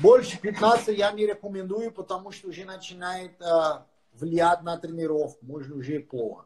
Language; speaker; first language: Russian; non-native, fluent; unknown